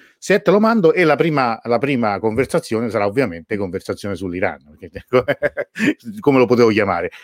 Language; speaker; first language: Italian; early bilingual, other home language; Persian